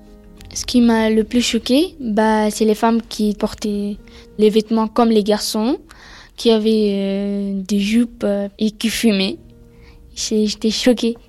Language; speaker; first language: French; early bilingual, other home language; Pashto